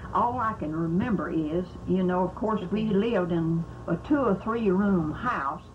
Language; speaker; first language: English; native; English